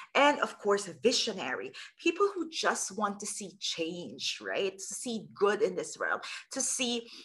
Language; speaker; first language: English; non-native, local second language; Filipino